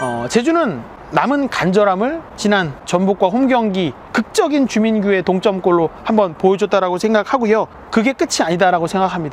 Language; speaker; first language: Korean; native; Korean